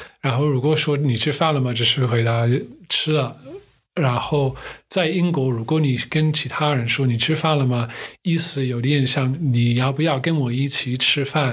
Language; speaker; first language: Chinese; non-native, fluent; English